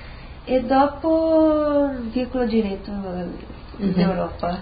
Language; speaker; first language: Italian; non-native, learner; Portuguese